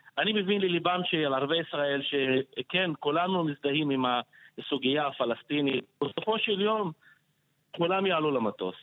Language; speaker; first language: Hebrew; non-native, local second language; Arabic